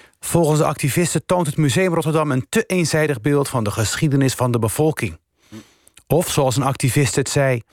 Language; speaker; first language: Dutch; native; Dutch